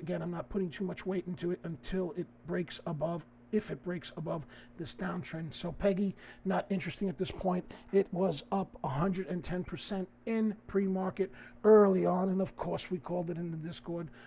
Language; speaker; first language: English; native; English